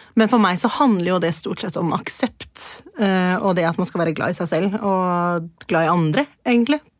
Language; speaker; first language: Norwegian; early bilingual, other home language; Persian